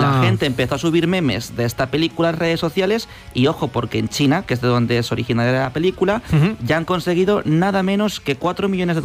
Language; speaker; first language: Spanish; native; Spanish